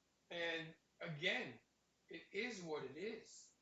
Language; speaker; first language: English; native; English